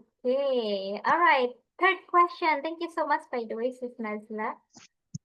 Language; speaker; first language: English; non-native, learner; Indonesian